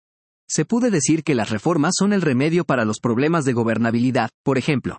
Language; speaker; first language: Spanish; native; Spanish